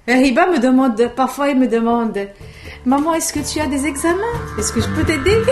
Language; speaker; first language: French; non-native, local second language; Arabic